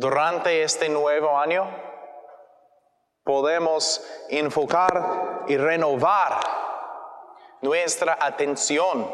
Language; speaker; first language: Spanish; non-native, learner; English